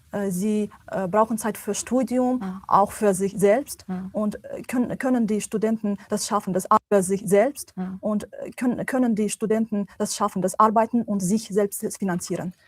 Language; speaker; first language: German; non-native, learner; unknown